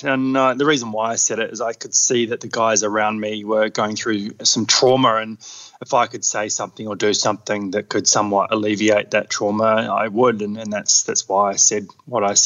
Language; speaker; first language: English; native; English